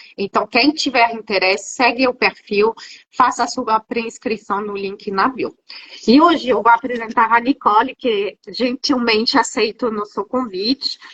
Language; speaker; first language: Portuguese; non-native, fluent; French